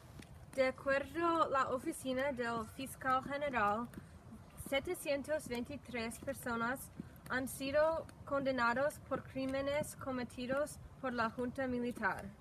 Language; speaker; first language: Spanish; non-native, learner; English